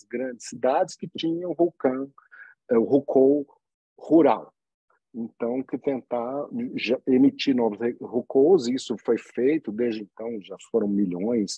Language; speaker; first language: Portuguese; native; Portuguese